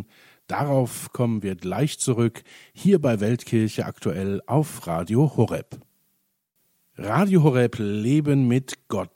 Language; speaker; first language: German; native; German